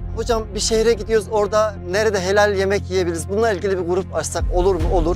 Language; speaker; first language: Turkish; native; Turkish